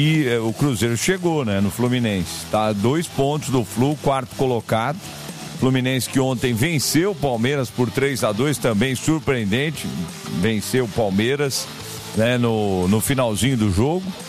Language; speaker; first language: Portuguese; native; Portuguese